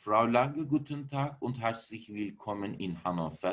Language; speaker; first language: German; non-native, fluent; Turkish